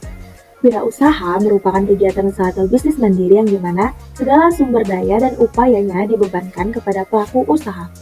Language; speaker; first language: Indonesian; native; Indonesian